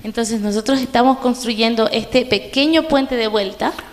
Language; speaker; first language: Spanish; native; Spanish